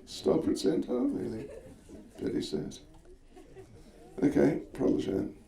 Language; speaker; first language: Russian; non-native, learner; English